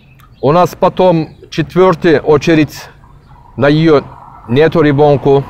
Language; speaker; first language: Russian; non-native, learner; Turkish